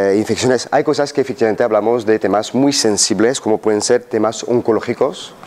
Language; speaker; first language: Spanish; non-native, fluent; French